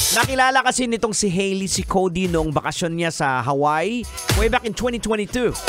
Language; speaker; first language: Filipino; native; Filipino